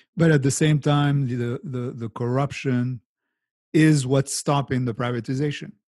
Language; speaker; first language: English; non-native, fluent; Arabic